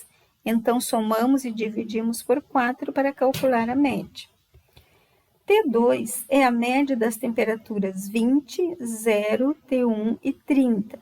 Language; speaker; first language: Portuguese; native; Portuguese